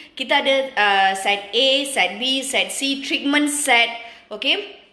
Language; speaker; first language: English; non-native, local second language; Tamil